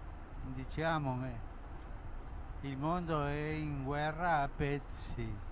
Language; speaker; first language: Italian; early bilingual, heritage; Spanish